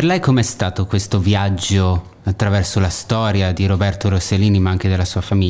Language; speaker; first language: Italian; native; Italian